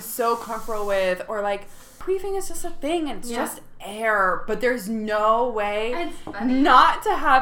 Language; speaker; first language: English; native; English